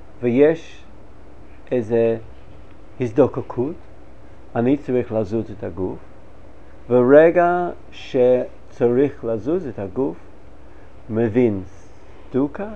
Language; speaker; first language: Hebrew; non-native, fluent; English